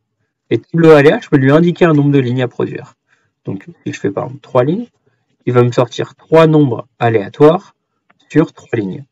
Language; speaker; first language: French; native; French